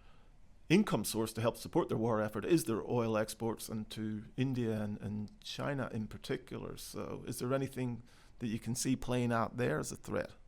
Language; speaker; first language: English; native; English